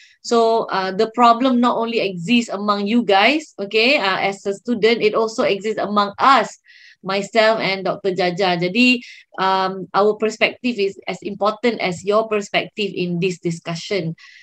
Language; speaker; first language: English; non-native, local second language; Malay